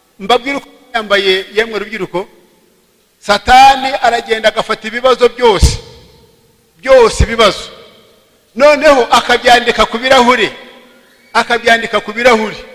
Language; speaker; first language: Kinyarwanda; early bilingual, heritage; Kinyarwanda